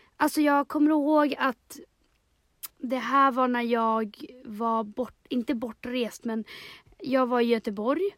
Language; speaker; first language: Swedish; early bilingual, other home language; Spanish